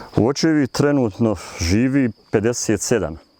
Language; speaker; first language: Bosnian; native; Bosnian